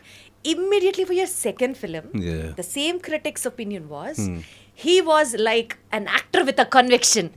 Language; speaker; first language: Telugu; native; Telugu